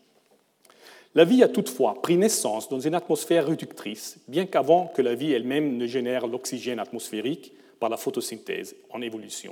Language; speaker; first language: French; non-native, fluent; German